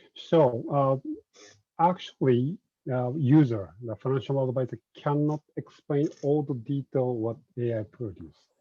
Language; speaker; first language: English; non-native, fluent; Japanese